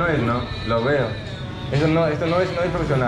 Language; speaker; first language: Spanish; non-native, learner; Greek